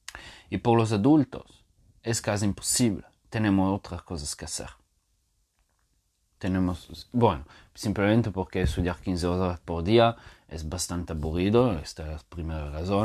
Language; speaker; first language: Spanish; non-native, fluent; Portuguese